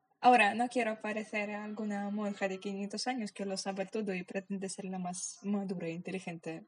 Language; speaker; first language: Spanish; non-native, fluent; Polish